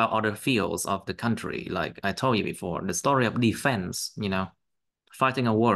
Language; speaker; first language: English; non-native, fluent; Vietnamese